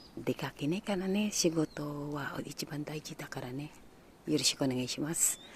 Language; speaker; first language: Japanese; non-native, learner; Filipino